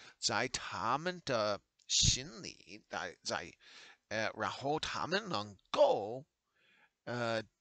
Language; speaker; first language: Chinese; non-native, learner; English